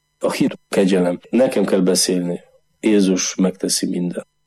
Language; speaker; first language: Hungarian; non-native, learner; Polish